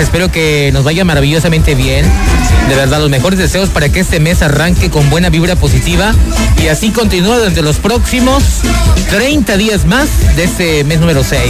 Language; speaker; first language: Spanish; native; Spanish